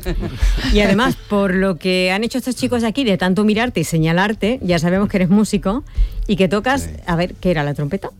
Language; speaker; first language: Spanish; native; Spanish